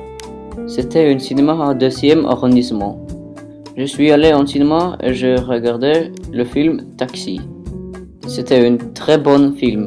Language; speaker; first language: French; non-native, learner; Norwegian